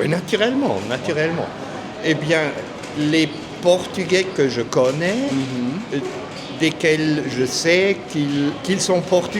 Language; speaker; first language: French; non-native, fluent; German